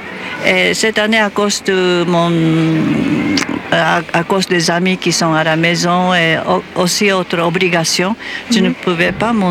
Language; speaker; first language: French; non-native, fluent; Japanese